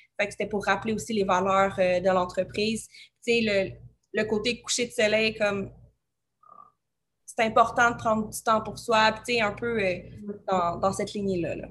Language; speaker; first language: French; native; French